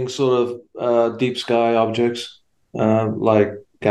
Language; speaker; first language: English; native; English